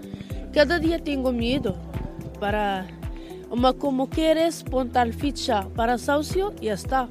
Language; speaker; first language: Spanish; non-native, learner; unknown